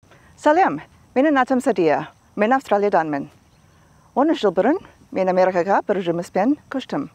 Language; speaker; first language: Kazakh; non-native, learner; English